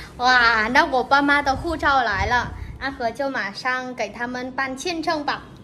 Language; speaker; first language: Chinese; non-native, fluent; Vietnamese